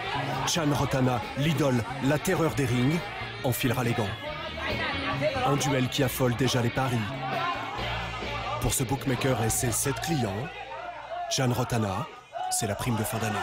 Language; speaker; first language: French; native; French